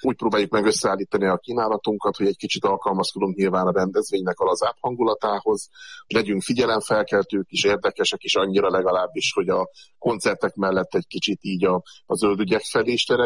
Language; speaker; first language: Hungarian; native; Hungarian